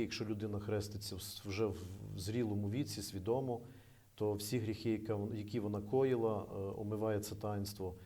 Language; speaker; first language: Ukrainian; native; Ukrainian